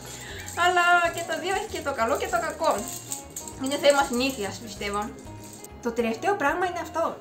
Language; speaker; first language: Greek; non-native, fluent; Japanese